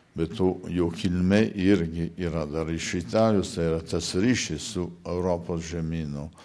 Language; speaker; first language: Lithuanian; early bilingual, heritage; Lithuanian